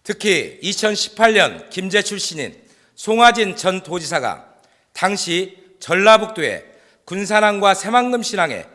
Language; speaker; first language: Korean; native; Korean